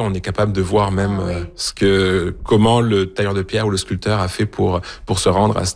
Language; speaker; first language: French; native; French